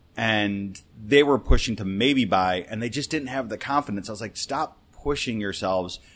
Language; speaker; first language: English; native; English